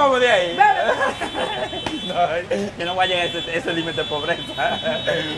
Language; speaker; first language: Spanish; native; Spanish